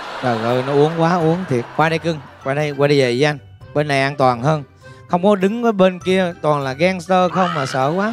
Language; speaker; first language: Vietnamese; native; Vietnamese